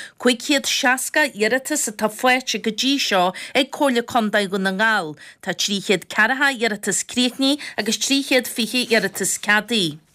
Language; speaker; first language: Irish; native; Irish